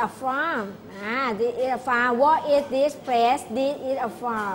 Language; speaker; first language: English; non-native, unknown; Thai